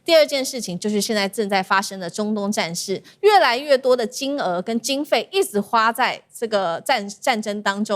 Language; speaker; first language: Chinese; native; Chinese